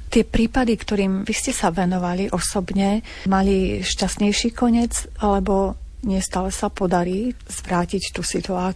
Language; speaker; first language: Slovak; native; Slovak